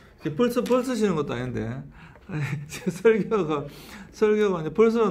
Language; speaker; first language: Korean; native; Korean